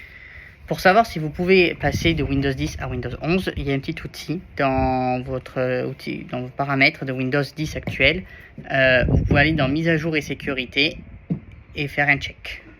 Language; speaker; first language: French; native; French